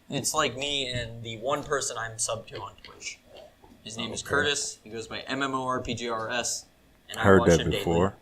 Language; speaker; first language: English; native; English